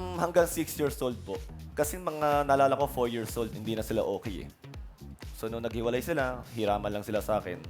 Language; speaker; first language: Filipino; native; Filipino